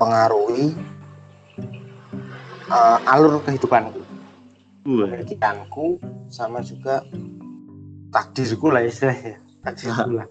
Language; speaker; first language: Indonesian; native; Indonesian